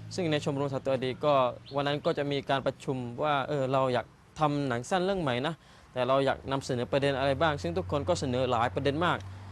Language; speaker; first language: Thai; non-native, local second language; Malay